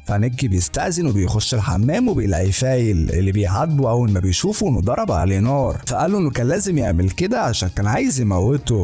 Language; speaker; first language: Arabic; native; Arabic